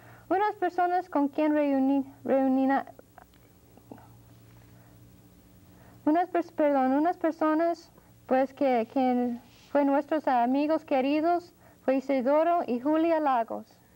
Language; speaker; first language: Spanish; non-native, fluent; English